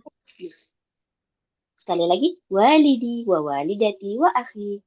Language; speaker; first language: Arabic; non-native, fluent; Indonesian